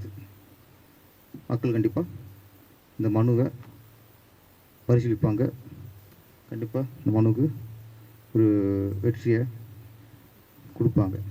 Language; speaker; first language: Tamil; native; Tamil